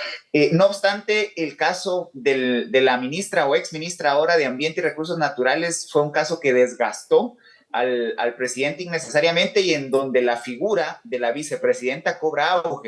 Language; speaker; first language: Spanish; native; Spanish